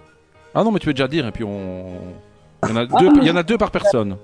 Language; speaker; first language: French; native; French